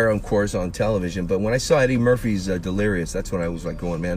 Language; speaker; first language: English; native; English